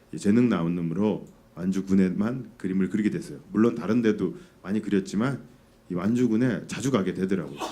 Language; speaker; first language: Korean; native; Korean